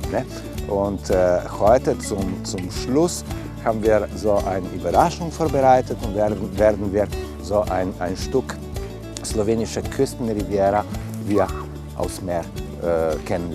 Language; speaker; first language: German; non-native, learner; Slovenian